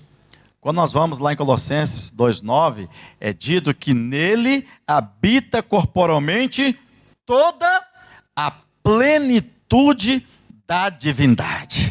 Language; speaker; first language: Portuguese; native; Portuguese